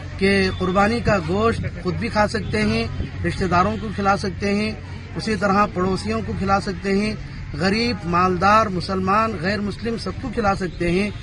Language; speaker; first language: Urdu; native; Urdu